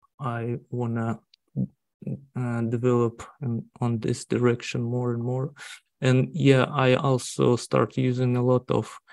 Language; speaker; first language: English; non-native, learner; Russian